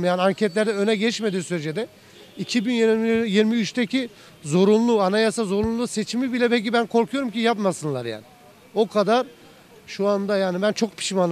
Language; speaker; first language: Turkish; native; Turkish